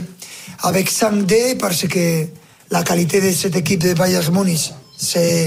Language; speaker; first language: French; non-native, fluent; Spanish